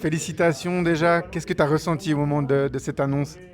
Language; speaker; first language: French; native; French